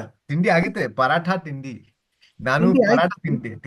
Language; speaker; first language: Kannada; non-native, learner; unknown